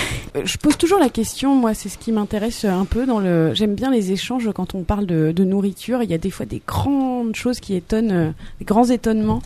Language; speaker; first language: French; native; French